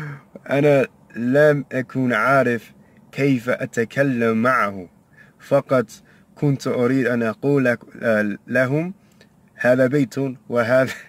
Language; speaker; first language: Arabic; non-native, learner; English